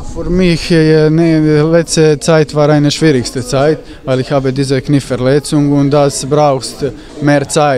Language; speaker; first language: German; non-native, learner; Croatian